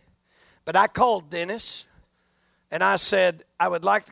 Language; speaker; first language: English; native; English